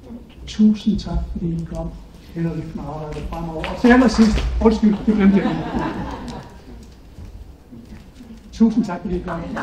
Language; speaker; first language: Danish; native; Danish